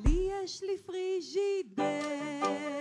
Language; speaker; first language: Hebrew; non-native, learner; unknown